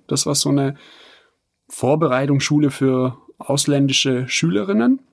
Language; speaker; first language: German; non-native, fluent; Bosnian